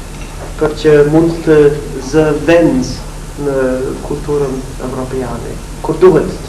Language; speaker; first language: Albanian; non-native, fluent; English